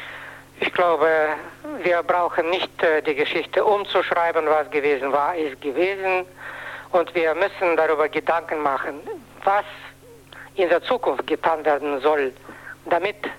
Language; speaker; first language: German; non-native, fluent; Russian